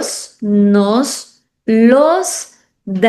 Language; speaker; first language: Spanish; non-native, fluent; Portuguese